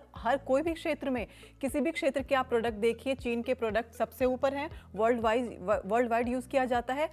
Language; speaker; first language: Hindi; native; Hindi